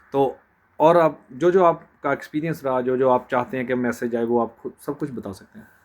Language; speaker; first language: Hindi; non-native, local second language; Punjabi